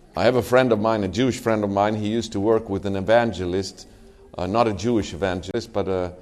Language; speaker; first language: English; non-native, fluent; Swedish